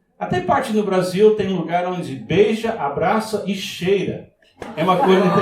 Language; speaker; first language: Portuguese; non-native, fluent; English